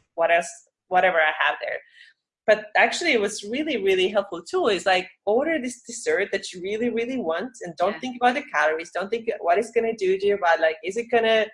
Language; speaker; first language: English; non-native, fluent; Estonian